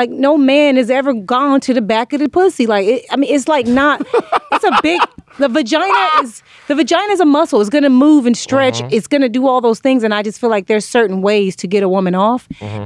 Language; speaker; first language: English; native; English